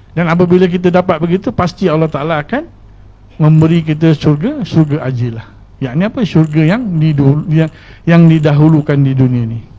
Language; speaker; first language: Malay; native; Malay